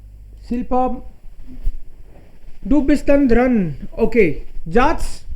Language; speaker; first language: German; non-native, fluent; Hindi